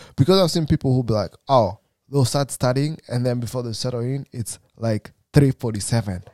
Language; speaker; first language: English; non-native, local second language; Kikuyu